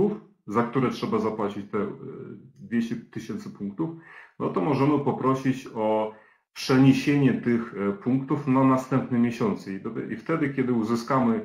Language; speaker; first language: Polish; native; Polish